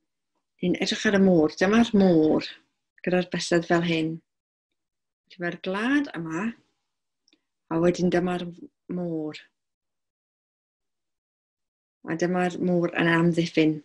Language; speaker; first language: Welsh; non-native, local second language; English